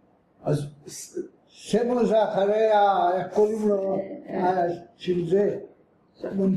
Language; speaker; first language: Hebrew; non-native, fluent; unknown